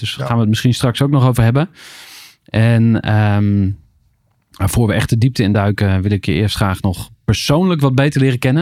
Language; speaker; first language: Dutch; native; Dutch